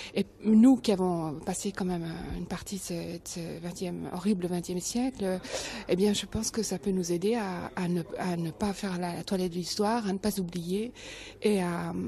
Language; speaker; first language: French; native; French